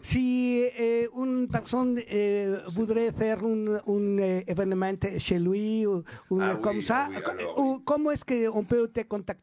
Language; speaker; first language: French; non-native, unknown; Spanish